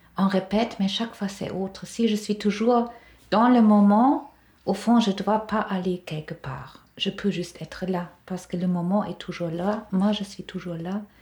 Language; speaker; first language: French; non-native, fluent; German